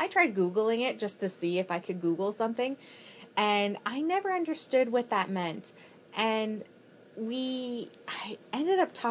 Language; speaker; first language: English; native; English